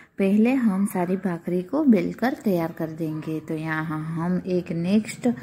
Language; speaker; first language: Hindi; non-native, local second language; Gujarati